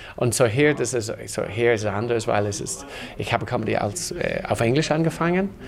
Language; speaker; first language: German; non-native, fluent; English